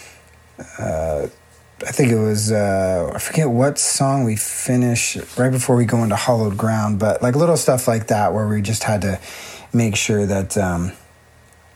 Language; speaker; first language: English; native; English